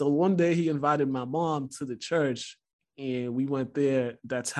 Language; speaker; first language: English; early bilingual, other home language; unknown